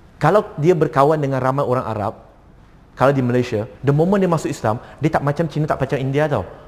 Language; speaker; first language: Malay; non-native, local second language; Cantonese